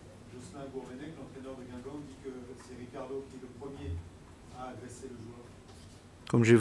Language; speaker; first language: French; native; French